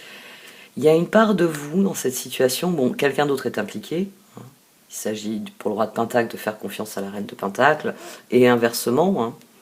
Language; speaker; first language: French; native; French